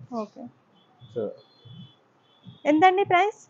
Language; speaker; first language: Telugu; native; Telugu